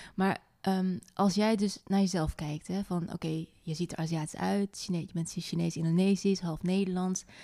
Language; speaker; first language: Dutch; native; Dutch